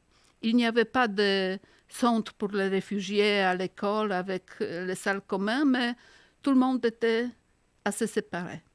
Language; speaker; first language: French; non-native, fluent; Polish